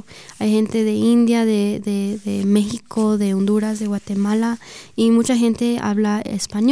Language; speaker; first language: Spanish; early bilingual, heritage; Spanish